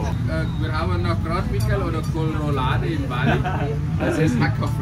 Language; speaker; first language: German; non-native, fluent; Balinese